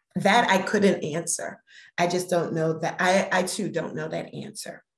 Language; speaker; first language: English; native; English